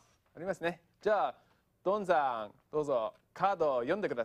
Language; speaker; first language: Japanese; non-native, fluent; English